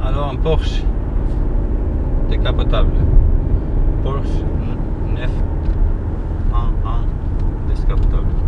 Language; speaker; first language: French; non-native, learner; Spanish